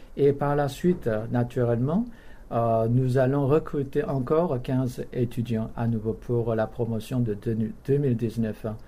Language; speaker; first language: French; non-native, fluent; Korean